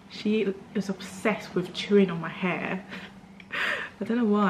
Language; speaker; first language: English; native; English